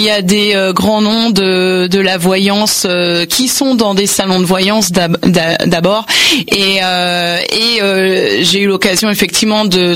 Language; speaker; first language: French; native; French